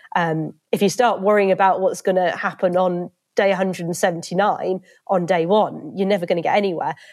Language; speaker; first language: English; native; English